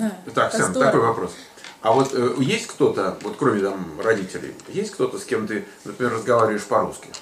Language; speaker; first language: Russian; native; Russian